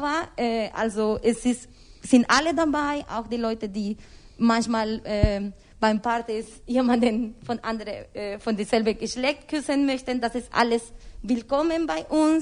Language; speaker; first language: German; non-native, learner; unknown